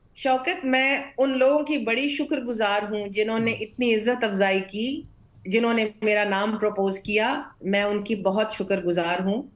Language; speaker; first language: Urdu; non-native, local second language; Punjabi